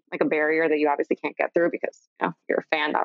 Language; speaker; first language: English; native; English